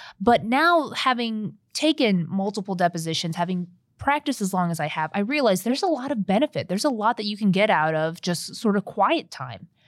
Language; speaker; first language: English; early bilingual, other home language; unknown